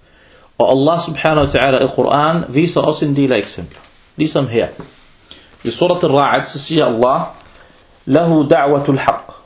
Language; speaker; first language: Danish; early bilingual, other home language; Arabic